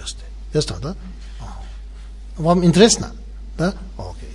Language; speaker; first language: Russian; non-native, learner; Tibetan